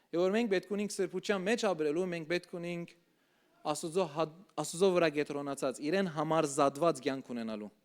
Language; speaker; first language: Armenian; early bilingual, heritage; Armenian